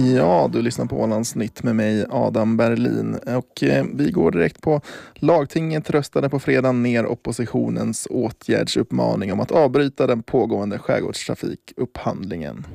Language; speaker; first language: Swedish; native; Swedish